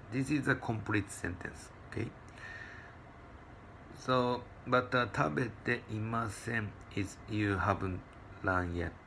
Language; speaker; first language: English; non-native, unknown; Japanese